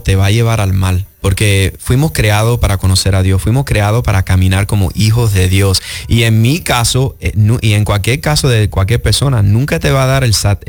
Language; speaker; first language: Spanish; early bilingual, heritage; Spanish